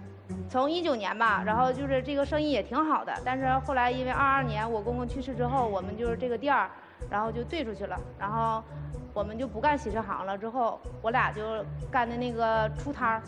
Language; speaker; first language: Chinese; native; Chinese